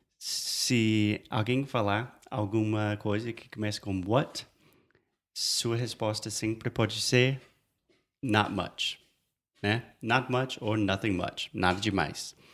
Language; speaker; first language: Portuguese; non-native, fluent; English